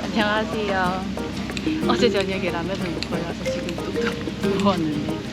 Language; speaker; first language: Korean; native; Korean